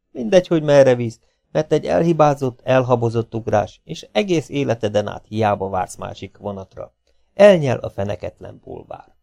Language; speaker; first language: Hungarian; native; Hungarian